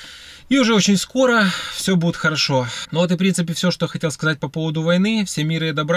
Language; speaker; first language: Russian; native; Russian